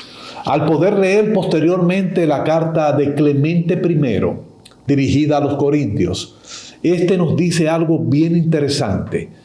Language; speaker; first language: Spanish; native; Spanish